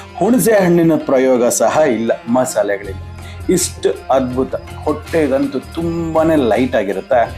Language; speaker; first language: Kannada; non-native, local second language; Marathi